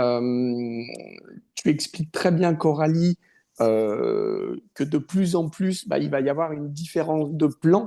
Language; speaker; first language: French; native; French